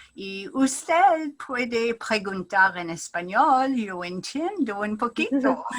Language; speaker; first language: Spanish; non-native, learner; English